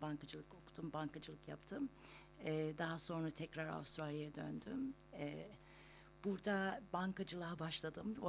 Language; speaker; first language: Turkish; early bilingual, heritage; Turkish